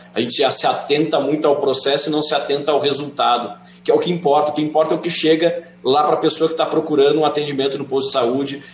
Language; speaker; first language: Portuguese; native; Portuguese